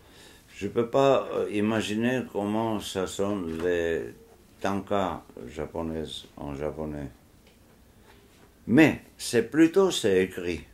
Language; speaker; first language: French; non-native, fluent; Georgian